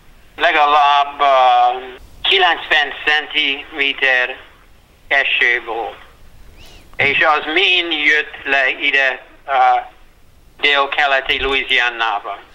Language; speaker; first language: Hungarian; early bilingual, heritage; Hungarian